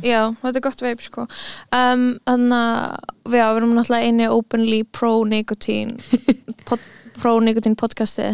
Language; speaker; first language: Icelandic; native; Icelandic